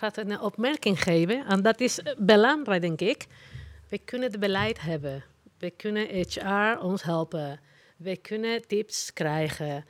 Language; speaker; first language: Dutch; non-native, learner; Spanish